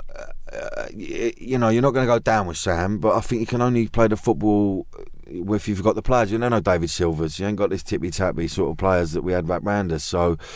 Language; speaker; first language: English; native; English